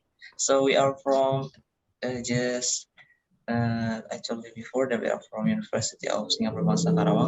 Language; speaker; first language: English; non-native, learner; Indonesian